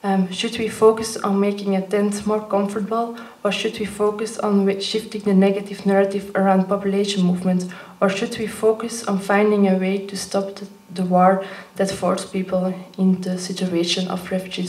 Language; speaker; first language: English; non-native, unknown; Dutch